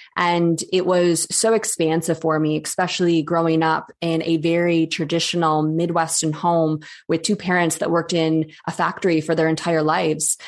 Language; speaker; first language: English; native; English